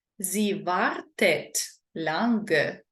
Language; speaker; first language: German; non-native, learner; Ukrainian